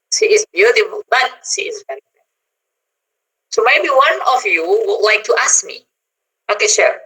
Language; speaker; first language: English; non-native, fluent; Indonesian